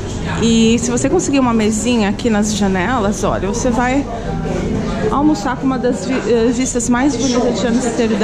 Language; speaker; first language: Portuguese; native; Portuguese